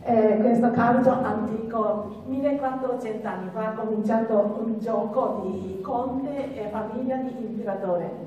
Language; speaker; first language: Italian; non-native, learner; Japanese